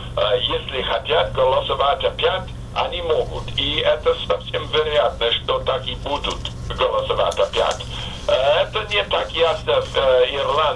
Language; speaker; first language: Russian; non-native, fluent; English